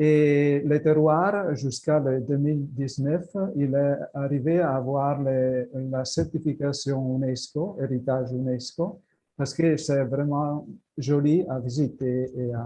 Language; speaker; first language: French; non-native, fluent; Italian